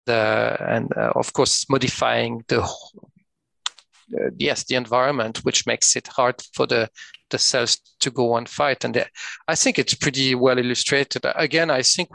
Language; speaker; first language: English; non-native, fluent; French